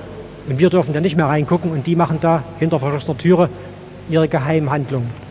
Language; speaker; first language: German; native; German